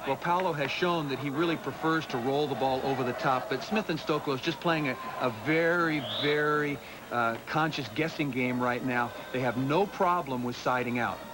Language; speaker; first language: English; native; English